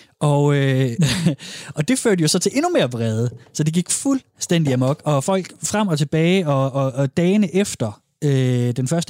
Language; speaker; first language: Danish; native; Danish